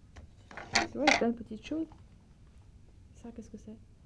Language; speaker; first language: French; native; French